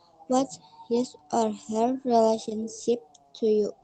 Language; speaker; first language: English; non-native, learner; Indonesian